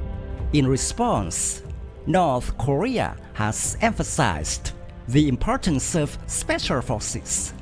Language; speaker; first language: English; non-native, fluent; Vietnamese